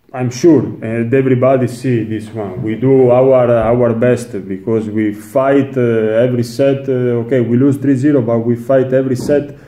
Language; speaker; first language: English; non-native, learner; Italian